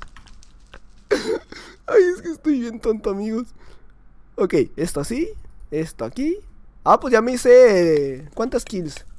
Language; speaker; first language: Spanish; native; Spanish